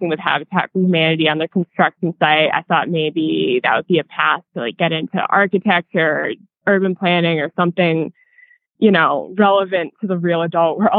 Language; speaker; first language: English; native; English